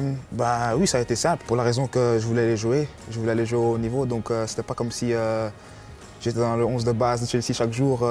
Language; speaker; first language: French; early bilingual, other home language; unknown